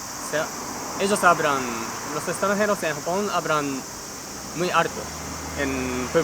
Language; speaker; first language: Spanish; non-native, learner; Japanese